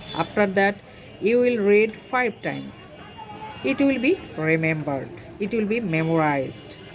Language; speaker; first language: English; non-native, local second language; Bangla